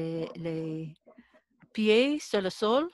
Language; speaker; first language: French; non-native, learner; English